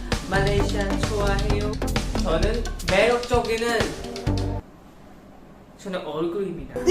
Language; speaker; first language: Korean; non-native, learner; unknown